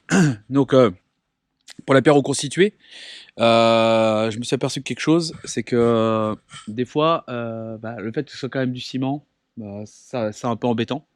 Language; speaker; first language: French; native; French